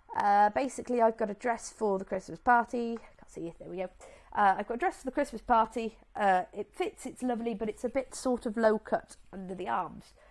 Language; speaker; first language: English; native; English